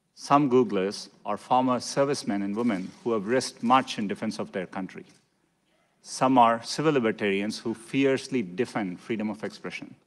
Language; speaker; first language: English; non-native, local second language; Tamil